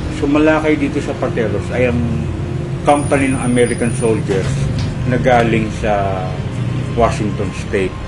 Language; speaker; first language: Filipino; native; Filipino